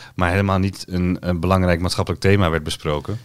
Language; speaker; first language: Dutch; non-native, fluent; Turkish